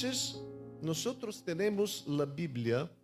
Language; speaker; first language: Spanish; non-native, fluent; Bulgarian